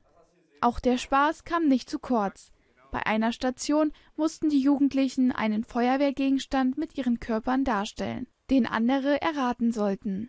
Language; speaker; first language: German; native; German